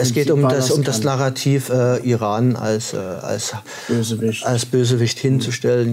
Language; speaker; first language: German; native; German